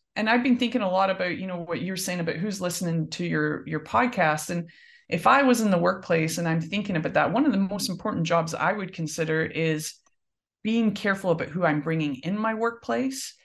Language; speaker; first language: English; native; English